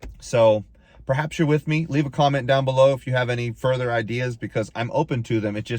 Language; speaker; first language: English; native; English